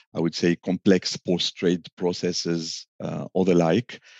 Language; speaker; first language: English; non-native, fluent; French